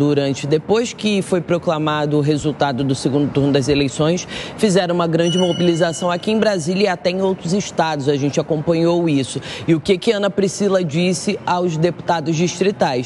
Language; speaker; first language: Portuguese; native; Portuguese